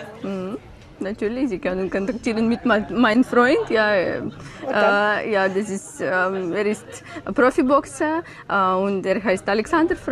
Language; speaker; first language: German; non-native, learner; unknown